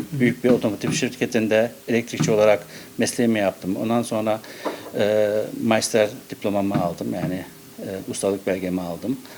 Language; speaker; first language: Turkish; early bilingual, heritage; Turkish